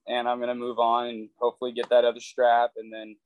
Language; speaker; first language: English; native; English